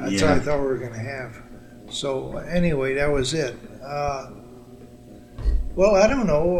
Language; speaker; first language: English; native; English